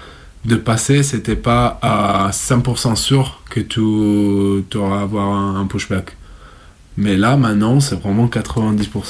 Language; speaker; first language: French; non-native, fluent; Italian